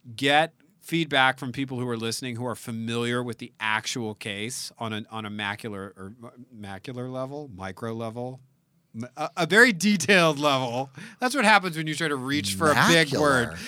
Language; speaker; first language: English; native; English